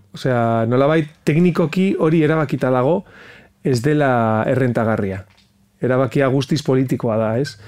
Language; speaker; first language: Basque; non-native, local second language; Spanish